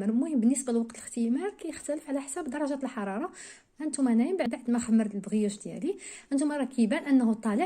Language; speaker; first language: Arabic; native; Arabic